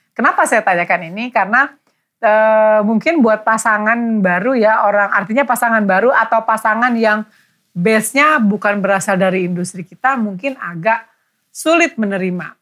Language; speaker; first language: Indonesian; native; Indonesian